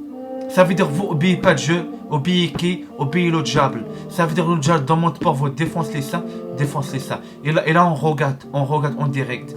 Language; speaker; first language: French; non-native, learner; Arabic